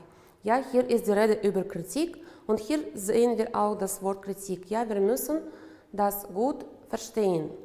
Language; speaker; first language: German; non-native, fluent; Uzbek